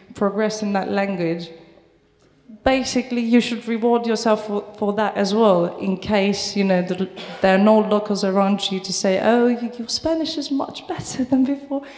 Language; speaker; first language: English; non-native, fluent; Turkish